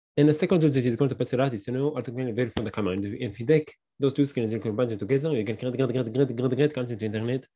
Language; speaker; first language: English; non-native, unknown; Hebrew